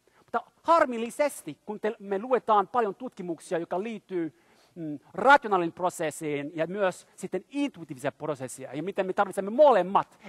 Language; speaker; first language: Finnish; non-native, fluent; French